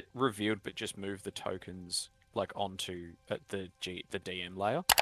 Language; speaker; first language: English; native; English